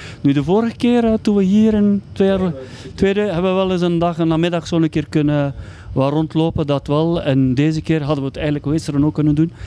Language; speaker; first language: Dutch; native; Dutch